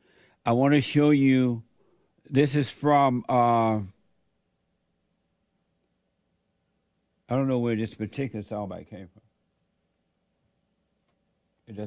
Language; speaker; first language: English; native; English